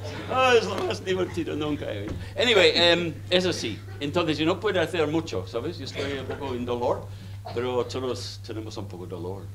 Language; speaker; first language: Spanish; non-native, learner; English